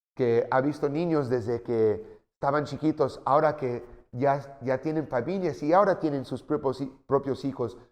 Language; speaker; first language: Spanish; early bilingual, heritage; Spanish